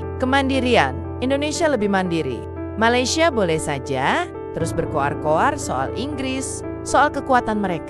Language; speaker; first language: Indonesian; native; Indonesian